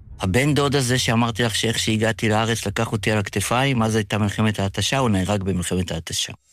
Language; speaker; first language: Hebrew; early bilingual, other home language; Yiddish